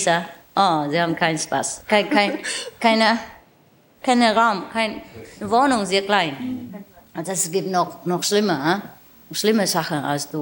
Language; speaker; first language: German; non-native, learner; Vietnamese